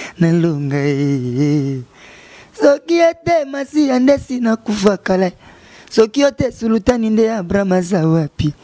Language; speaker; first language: Lingala; native; Lingala